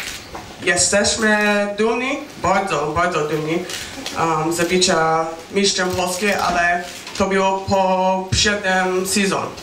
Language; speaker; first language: Polish; non-native, learner; English